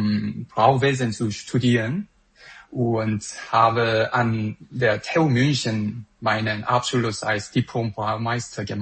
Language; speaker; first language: German; non-native, fluent; Korean